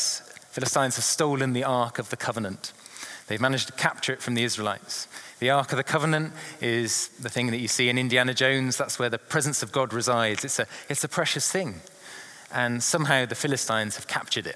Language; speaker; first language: English; native; English